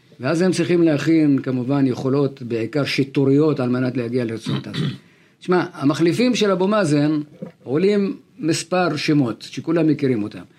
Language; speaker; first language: Hebrew; non-native, local second language; Arabic